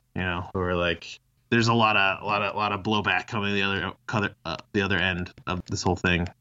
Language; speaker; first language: English; early bilingual, other home language; Thai